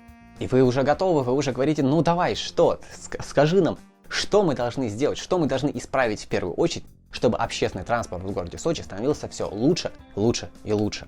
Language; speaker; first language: Russian; native; Russian